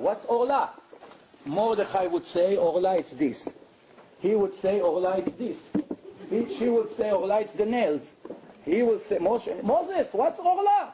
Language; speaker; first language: English; non-native, fluent; Hebrew